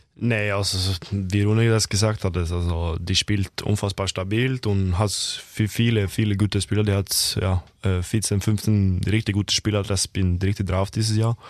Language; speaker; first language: German; non-native, fluent; Norwegian